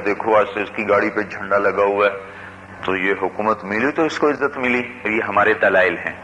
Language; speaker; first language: Urdu; non-native, local second language; Punjabi